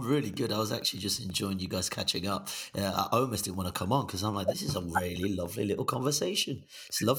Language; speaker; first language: English; non-native, local second language; Yoruba